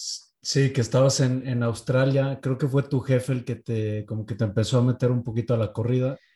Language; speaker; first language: Spanish; native; Spanish